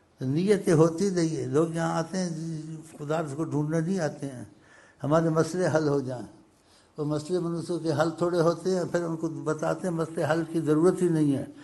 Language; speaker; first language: Urdu; non-native, local second language; Saraiki